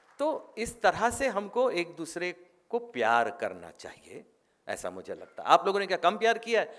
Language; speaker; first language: Hindi; non-native, local second language; Marathi